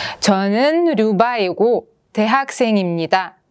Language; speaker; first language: Korean; non-native, fluent; Russian